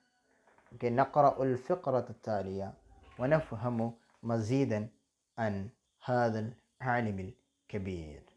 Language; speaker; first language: Arabic; non-native, fluent; Malayalam